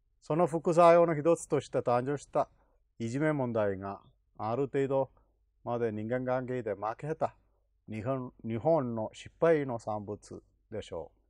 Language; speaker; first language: Japanese; non-native, fluent; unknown